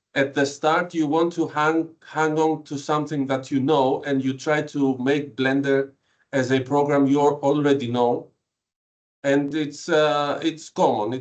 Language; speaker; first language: English; non-native, fluent; Greek